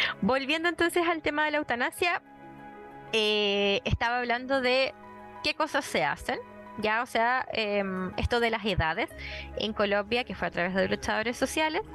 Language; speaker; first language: Spanish; native; Spanish